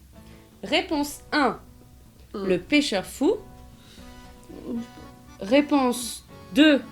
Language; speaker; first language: French; native; French